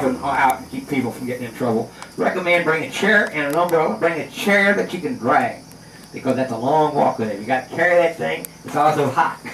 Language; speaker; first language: English; native; English